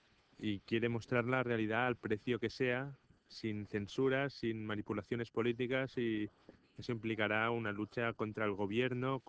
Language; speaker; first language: Spanish; native; Spanish